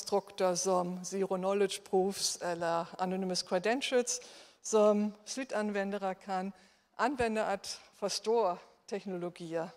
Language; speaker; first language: Swedish; non-native, fluent; German